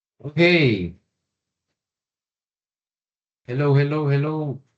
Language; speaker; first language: English; non-native, fluent; Spanish